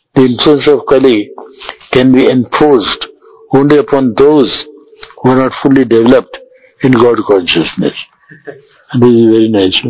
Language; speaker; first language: English; non-native, local second language; Gujarati